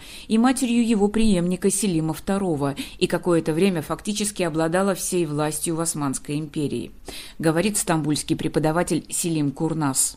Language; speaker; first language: Russian; native; Russian